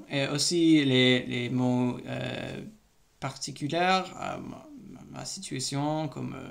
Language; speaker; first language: French; non-native, learner; English